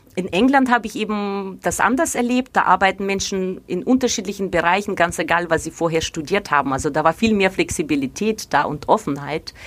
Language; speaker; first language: German; non-native, fluent; Russian